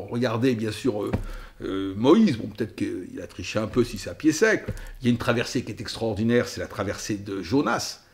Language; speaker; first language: French; native; French